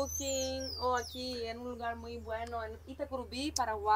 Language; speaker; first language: Spanish; non-native, fluent; Greek